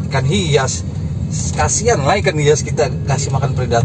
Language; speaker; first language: Indonesian; native; Indonesian